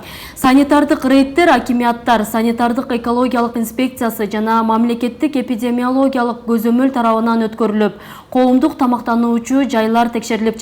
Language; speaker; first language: Kyrgyz; native; Kyrgyz